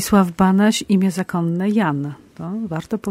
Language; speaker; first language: Polish; native; Polish